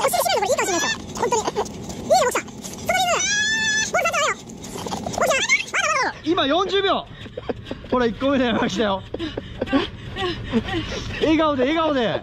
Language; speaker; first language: Japanese; native; Japanese